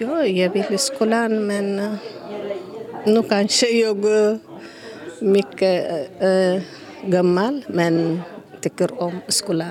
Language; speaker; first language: Swedish; non-native, learner; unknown